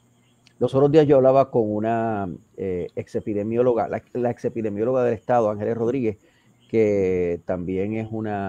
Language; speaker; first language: Spanish; native; Spanish